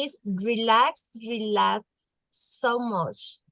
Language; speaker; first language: English; non-native, learner; Spanish